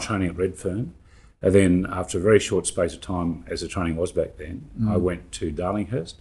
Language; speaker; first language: English; native; English